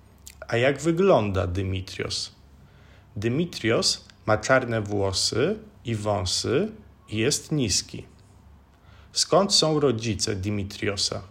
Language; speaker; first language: Polish; non-native, fluent; Czech